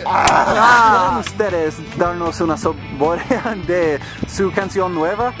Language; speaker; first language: Spanish; non-native, learner; English